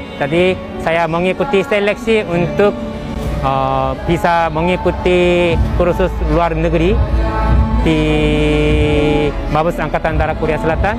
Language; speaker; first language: Indonesian; non-native, fluent; Korean